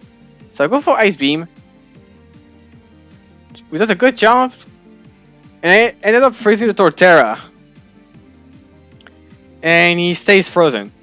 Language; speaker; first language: English; non-native, fluent; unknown